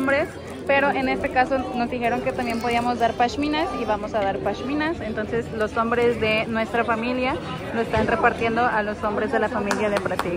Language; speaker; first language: Spanish; native; Spanish